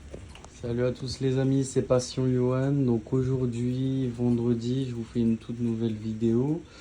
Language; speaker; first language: French; native; French